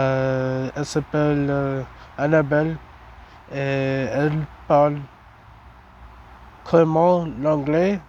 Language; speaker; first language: French; non-native, learner; English